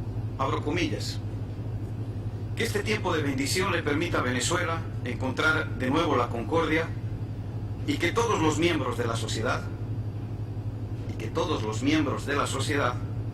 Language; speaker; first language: Spanish; native; Spanish